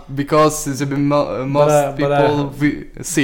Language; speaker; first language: English; non-native, learner; Polish